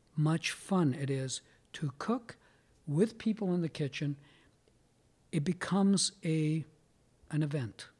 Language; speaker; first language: English; early bilingual, other home language; Italian